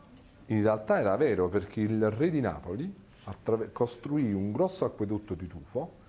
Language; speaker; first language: Italian; native; Italian